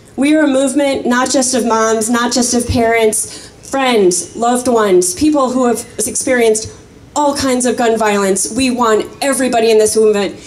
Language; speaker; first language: English; native; English